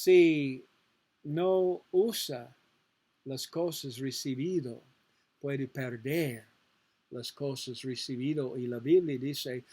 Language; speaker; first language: Spanish; non-native, learner; English